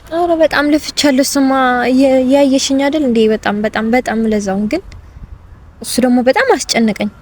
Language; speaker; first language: Amharic; non-native, local second language; Tigrinya